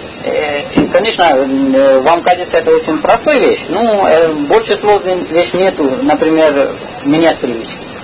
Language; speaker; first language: Russian; non-native, learner; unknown